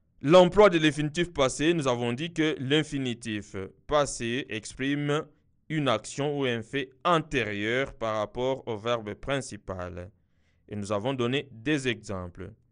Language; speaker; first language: French; non-native, local second language; Kinyarwanda